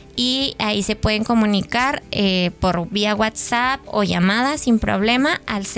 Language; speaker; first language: Spanish; native; Spanish